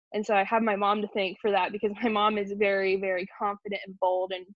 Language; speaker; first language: English; native; English